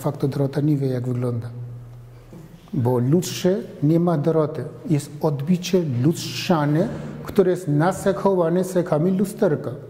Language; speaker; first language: Polish; non-native, fluent; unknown